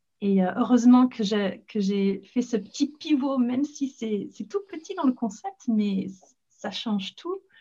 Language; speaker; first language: French; non-native, fluent; English